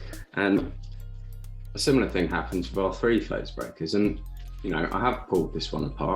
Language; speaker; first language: English; native; English